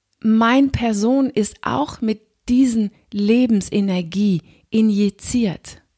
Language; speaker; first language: German; non-native, fluent; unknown